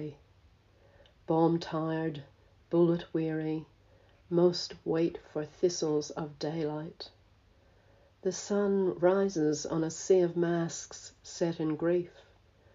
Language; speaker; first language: English; native; English